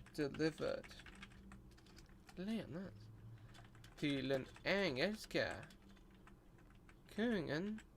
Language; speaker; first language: Swedish; non-native, learner; Russian